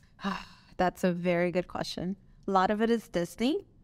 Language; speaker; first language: English; non-native, fluent; Spanish